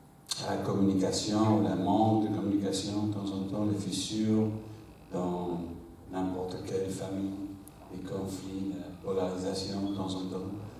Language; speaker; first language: French; non-native, fluent; English